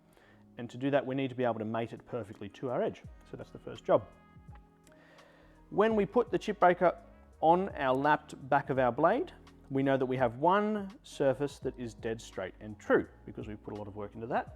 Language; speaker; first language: English; native; English